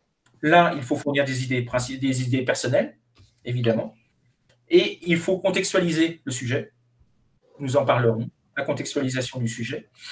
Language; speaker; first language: French; native; French